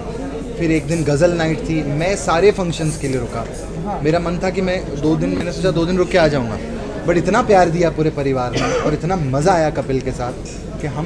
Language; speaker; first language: Hindi; native; Hindi